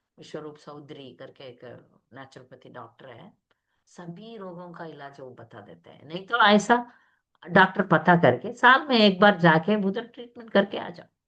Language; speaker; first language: Hindi; non-native, local second language; Tamil